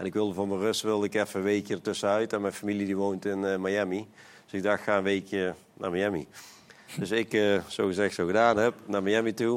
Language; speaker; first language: Dutch; native; Dutch